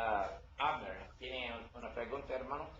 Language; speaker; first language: Spanish; non-native, learner; English